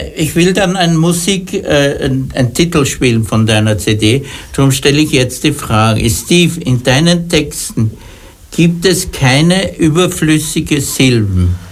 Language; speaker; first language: German; native; German